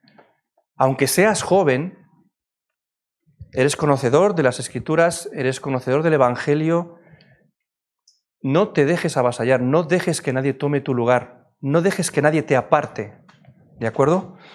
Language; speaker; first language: Spanish; native; Spanish